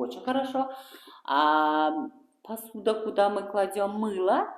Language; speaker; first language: Russian; non-native, local second language; Kara-Kalpak